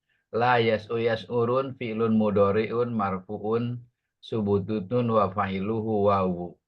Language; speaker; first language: Arabic; non-native, learner; Indonesian